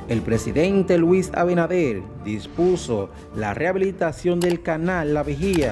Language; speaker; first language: Spanish; native; Spanish